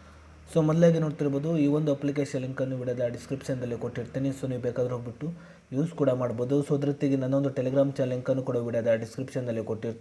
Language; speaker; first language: Kannada; native; Kannada